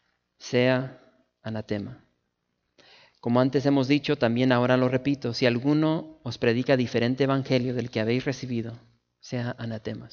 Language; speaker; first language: Spanish; native; Spanish